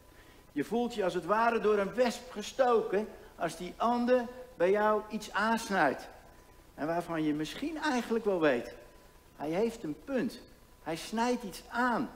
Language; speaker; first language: Dutch; native; Dutch